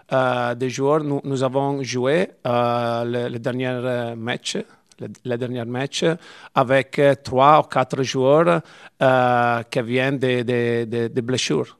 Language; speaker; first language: French; non-native, learner; Italian